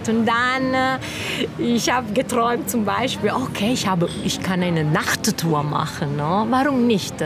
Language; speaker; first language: German; non-native, fluent; Italian